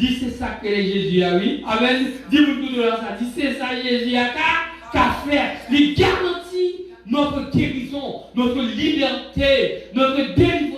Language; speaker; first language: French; non-native, local second language; Haitian Creole